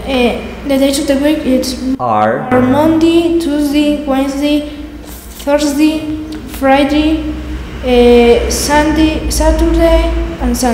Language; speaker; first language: English; non-native, learner; Spanish